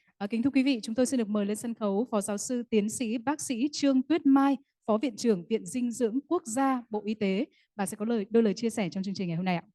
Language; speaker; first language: Vietnamese; native; Vietnamese